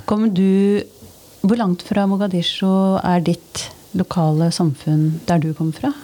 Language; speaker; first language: Norwegian; native; Norwegian